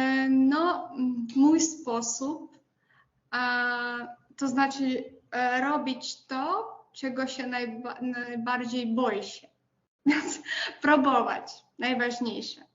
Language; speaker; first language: Polish; non-native, fluent; Ukrainian